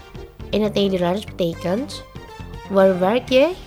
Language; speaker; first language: Dutch; non-native, learner; Indonesian